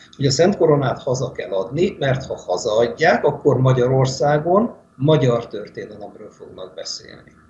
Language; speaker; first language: Hungarian; native; Hungarian